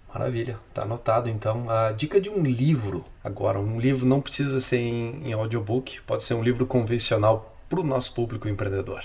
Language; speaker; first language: Portuguese; native; Portuguese